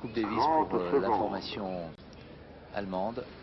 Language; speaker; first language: French; native; French